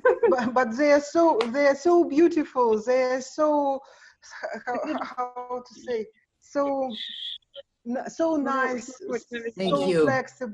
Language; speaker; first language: English; non-native, learner; Russian